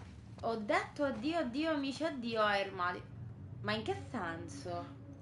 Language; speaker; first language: Italian; native; Italian